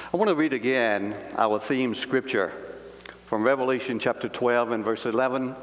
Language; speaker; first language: English; native; English